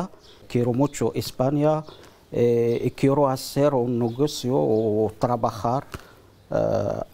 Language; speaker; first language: Spanish; non-native, learner; Arabic